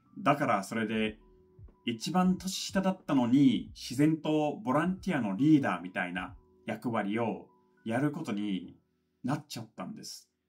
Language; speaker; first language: Japanese; non-native, fluent; English